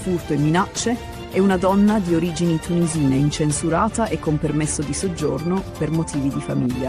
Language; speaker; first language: Italian; native; Italian